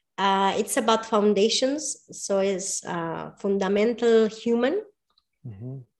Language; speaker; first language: English; non-native, fluent; Spanish